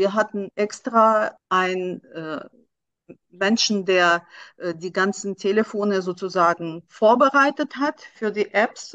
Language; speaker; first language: German; non-native, fluent; Russian